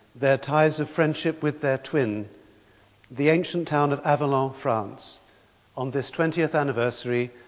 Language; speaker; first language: English; native; English